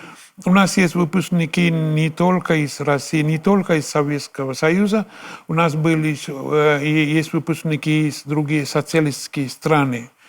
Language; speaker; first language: Russian; non-native, fluent; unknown